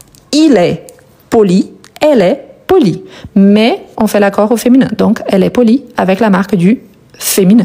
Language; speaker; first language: French; native; French